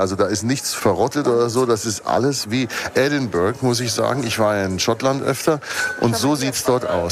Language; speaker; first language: German; native; German